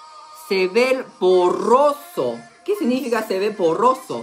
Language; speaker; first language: Spanish; non-native, learner; Chinese